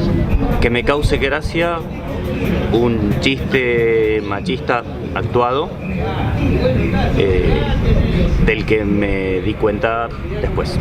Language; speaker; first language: Spanish; native; Spanish